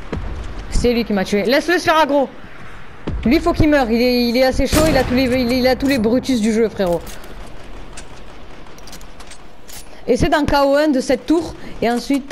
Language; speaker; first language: French; native; French